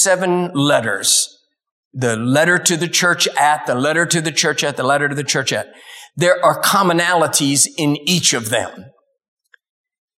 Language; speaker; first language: English; native; English